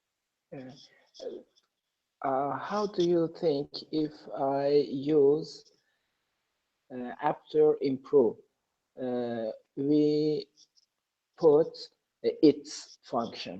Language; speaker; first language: English; non-native, learner; Persian